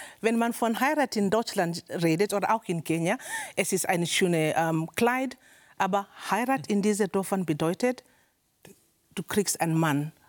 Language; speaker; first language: German; non-native, learner; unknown